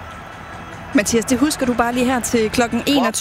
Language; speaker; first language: Danish; native; Danish